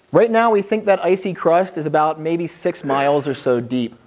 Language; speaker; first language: English; native; English